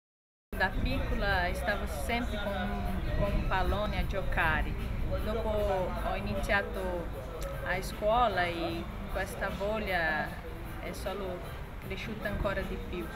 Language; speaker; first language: Italian; non-native, fluent; Portuguese